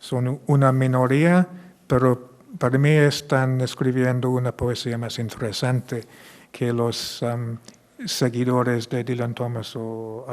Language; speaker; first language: Spanish; non-native, fluent; English